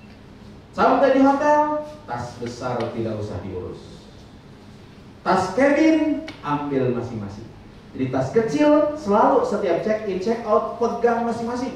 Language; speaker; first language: Indonesian; native; Indonesian